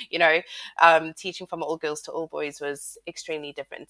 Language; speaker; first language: English; native; English